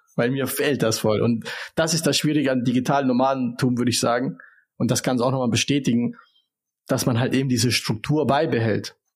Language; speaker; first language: German; early bilingual, other home language; Spanish